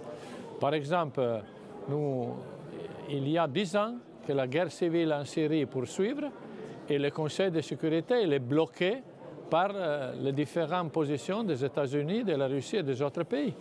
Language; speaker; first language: French; non-native, fluent; Italian